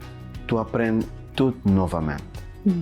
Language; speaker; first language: French; non-native, learner; Spanish